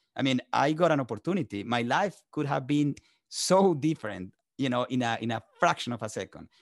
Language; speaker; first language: English; non-native, fluent; Spanish